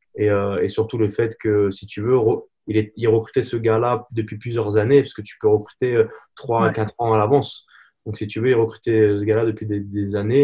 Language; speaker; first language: French; native; French